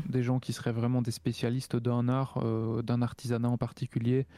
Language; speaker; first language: French; native; French